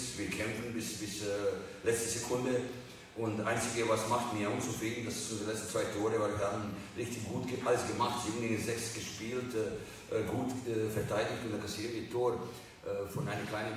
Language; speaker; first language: German; non-native, fluent; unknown